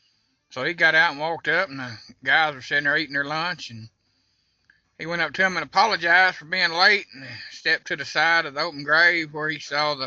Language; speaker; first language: English; native; English